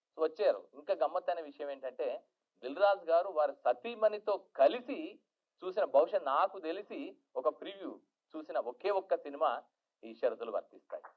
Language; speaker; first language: Telugu; native; Telugu